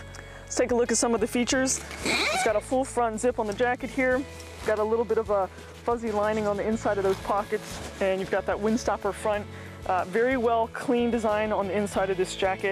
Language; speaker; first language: English; native; English